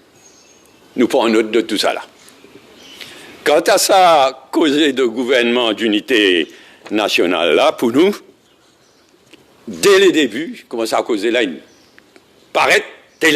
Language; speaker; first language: French; non-native, local second language; Morisyen